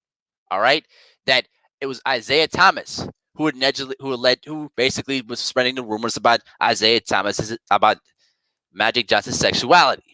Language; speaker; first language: English; native; English